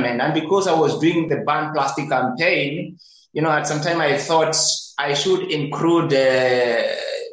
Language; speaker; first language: English; non-native, local second language; Kikuyu